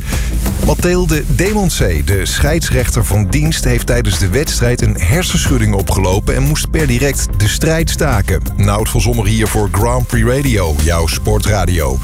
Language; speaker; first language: Dutch; native; Dutch